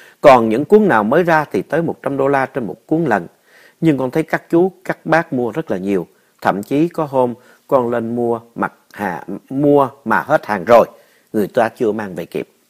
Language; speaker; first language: Vietnamese; native; Vietnamese